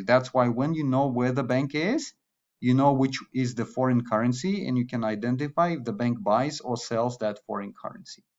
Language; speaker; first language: English; non-native, fluent; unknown